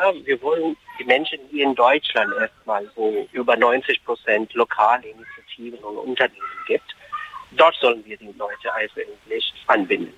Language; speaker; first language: German; non-native, fluent; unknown